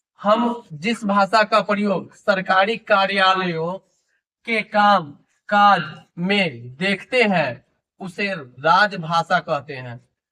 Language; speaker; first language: Hindi; native; Hindi